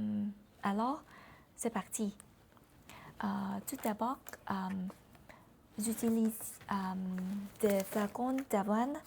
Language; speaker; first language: French; non-native, learner; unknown